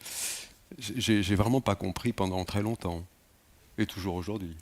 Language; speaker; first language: French; native; French